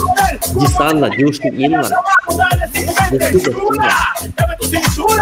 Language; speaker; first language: Chinese; non-native, learner; Russian